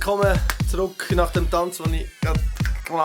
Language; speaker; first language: German; native; German